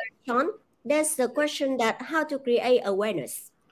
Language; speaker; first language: English; non-native, fluent; Vietnamese